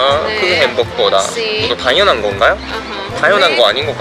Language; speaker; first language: Korean; non-native, learner; Japanese